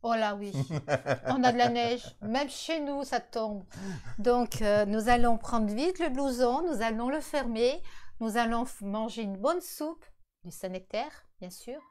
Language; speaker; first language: French; native; French